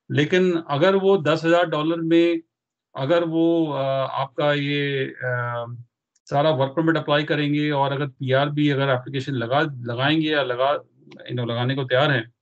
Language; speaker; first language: Hindi; non-native, local second language; Punjabi